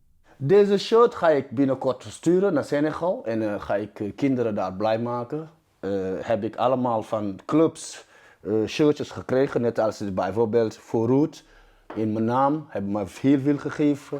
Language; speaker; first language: Dutch; non-native, fluent; Wolof